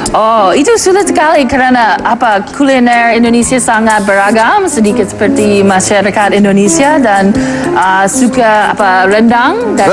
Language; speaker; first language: Indonesian; non-native, fluent; English